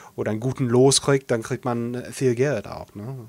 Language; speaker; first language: German; non-native, fluent; English